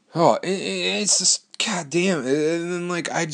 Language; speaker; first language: English; native; English